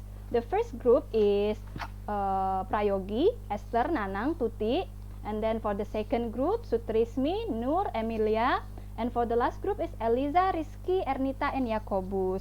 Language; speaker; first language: English; non-native, fluent; Indonesian